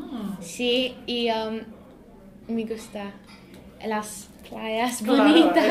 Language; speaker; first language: Spanish; non-native, learner; English